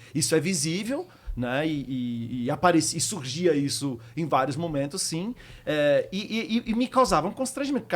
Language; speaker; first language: Portuguese; early bilingual, heritage; Portuguese